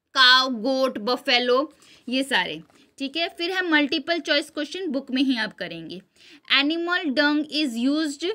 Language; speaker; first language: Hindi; non-native, local second language; Gujarati